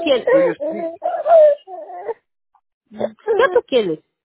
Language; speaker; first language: Spanish; non-native, learner; Haitian Creole